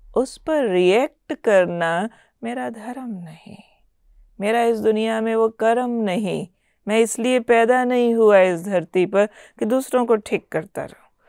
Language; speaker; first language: Hindi; native; Hindi